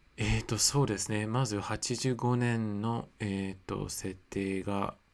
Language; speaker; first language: Japanese; non-native, fluent; English